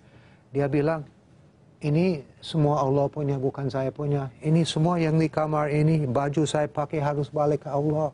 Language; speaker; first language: Indonesian; non-native, fluent; English